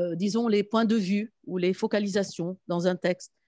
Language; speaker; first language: French; non-native, local second language; Arabic